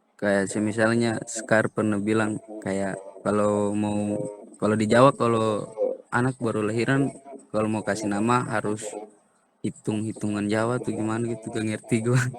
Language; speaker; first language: Indonesian; native; Indonesian